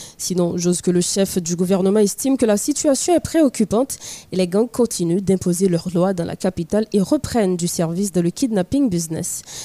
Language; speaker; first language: French; non-native, local second language; Haitian Creole